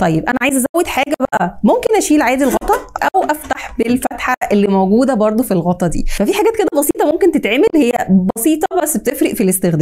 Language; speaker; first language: Arabic; native; Arabic